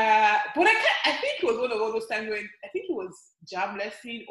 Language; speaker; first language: English; non-native, local second language; Yoruba